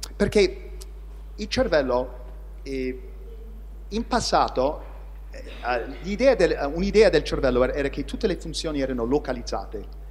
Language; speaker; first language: Italian; non-native, fluent; English